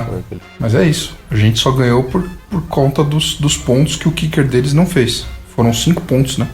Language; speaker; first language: Portuguese; native; Portuguese